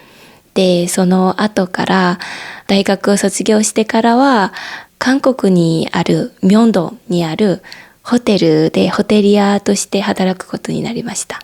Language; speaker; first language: Japanese; non-native, fluent; Korean